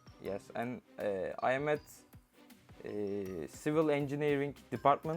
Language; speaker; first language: English; non-native, learner; Turkish